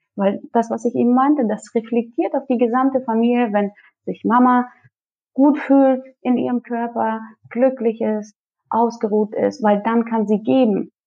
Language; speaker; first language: German; early bilingual, other home language; Russian